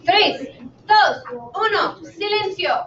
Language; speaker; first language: Spanish; non-native, fluent; English